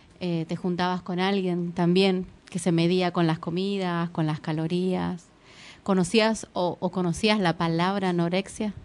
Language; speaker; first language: Spanish; native; Spanish